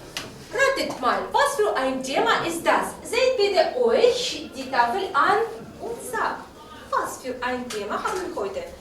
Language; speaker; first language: German; non-native, fluent; Russian